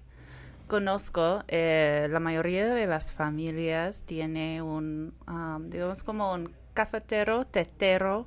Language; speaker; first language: Spanish; non-native, fluent; Persian